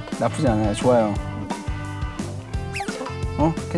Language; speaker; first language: Korean; native; Korean